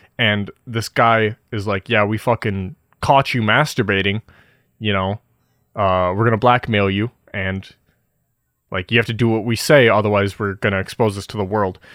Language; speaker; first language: English; native; English